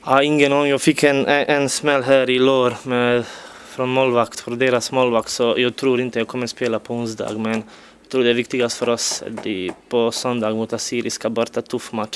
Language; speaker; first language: Swedish; non-native, fluent; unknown